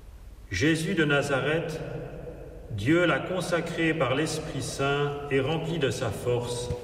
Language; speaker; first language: French; native; French